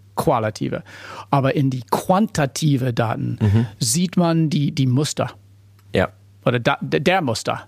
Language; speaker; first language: German; non-native, fluent; English